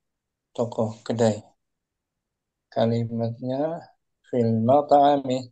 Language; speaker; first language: Indonesian; native; Indonesian